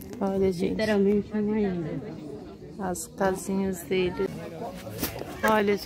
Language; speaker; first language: Portuguese; native; Portuguese